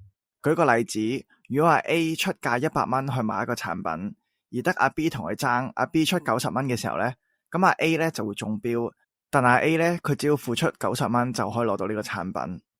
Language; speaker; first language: Cantonese; native; Cantonese